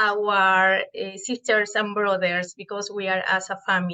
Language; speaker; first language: English; non-native, fluent; Spanish